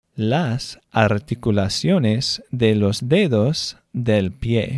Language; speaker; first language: Spanish; non-native, learner; English